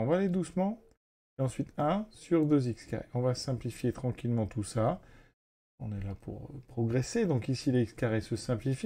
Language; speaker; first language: French; native; French